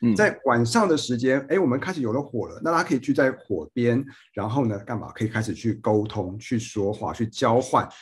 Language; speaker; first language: Chinese; native; Chinese